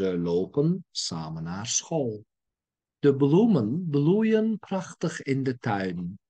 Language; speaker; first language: Dutch; non-native, fluent; Turkish